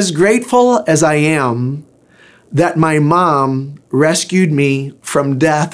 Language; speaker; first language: English; native; English